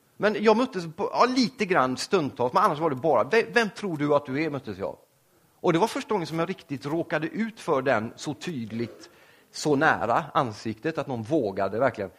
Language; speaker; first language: Swedish; native; Swedish